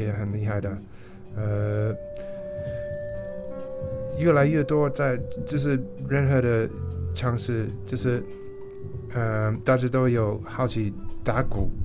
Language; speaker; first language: Chinese; non-native, fluent; English